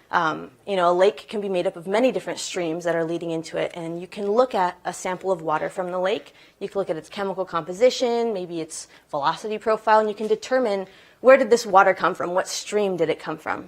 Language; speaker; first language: English; native; English